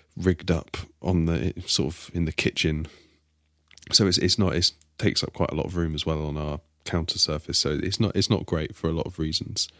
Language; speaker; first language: English; native; English